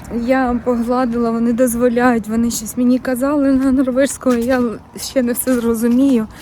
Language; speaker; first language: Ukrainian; native; Ukrainian